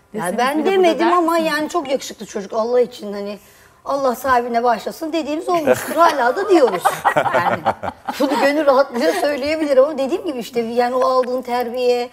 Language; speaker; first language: Turkish; native; Turkish